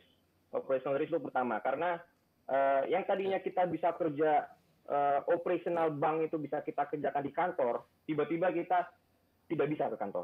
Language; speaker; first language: Indonesian; native; Indonesian